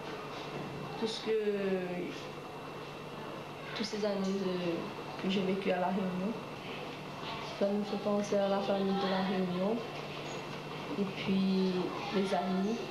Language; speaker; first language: French; early bilingual, other home language; Chinese